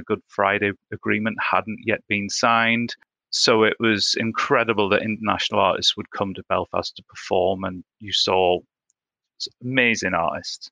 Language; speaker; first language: English; native; English